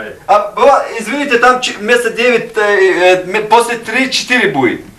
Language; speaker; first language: Russian; non-native, local second language; Tajik